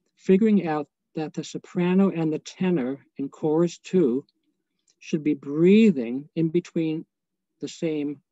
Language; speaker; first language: English; native; English